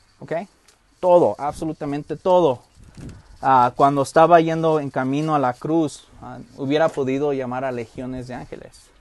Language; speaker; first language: Spanish; early bilingual, heritage; Spanish